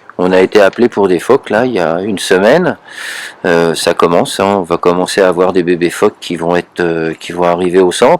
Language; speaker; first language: French; native; French